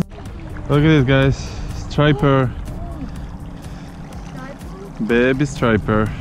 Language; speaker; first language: English; non-native, learner; Ukrainian